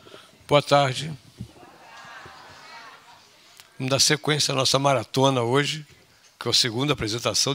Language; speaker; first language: Portuguese; native; Portuguese